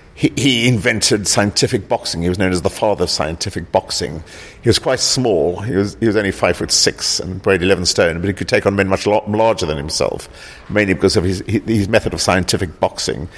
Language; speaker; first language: English; native; English